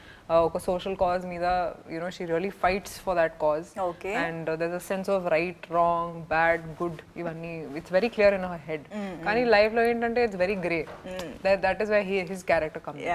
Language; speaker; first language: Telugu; non-native, local second language; Hindi